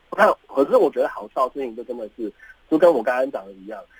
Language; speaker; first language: Chinese; non-native, fluent; Cantonese